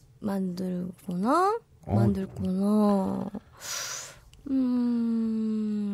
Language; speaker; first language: Korean; non-native, learner; Japanese